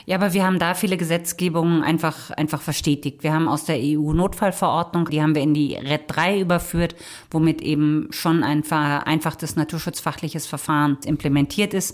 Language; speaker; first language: German; native; German